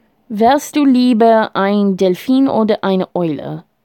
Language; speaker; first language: German; non-native, learner; English